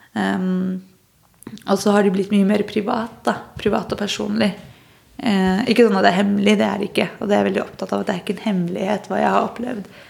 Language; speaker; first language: Norwegian; early bilingual, other home language; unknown